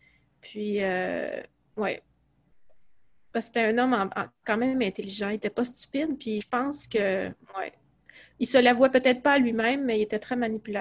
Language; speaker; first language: French; native; French